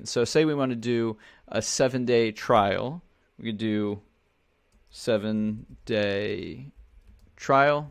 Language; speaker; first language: English; native; English